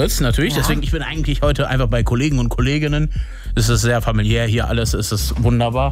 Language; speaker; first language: German; native; German